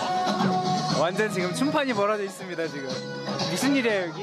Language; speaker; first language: Korean; native; Korean